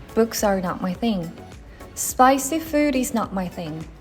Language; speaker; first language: English; non-native, fluent; Korean